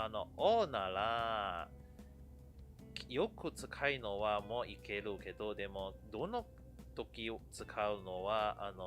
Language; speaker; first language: Japanese; non-native, fluent; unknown